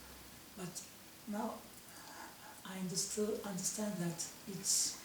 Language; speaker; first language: English; non-native, learner; Russian